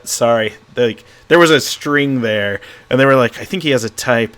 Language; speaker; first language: English; native; English